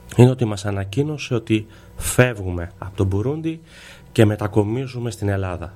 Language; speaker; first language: Greek; early bilingual, heritage; Greek